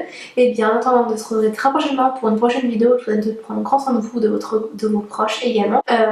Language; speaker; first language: French; native; French